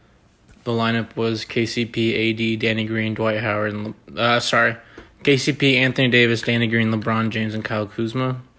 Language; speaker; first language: English; native; English